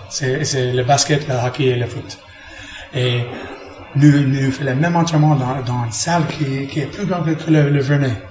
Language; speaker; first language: French; non-native, learner; English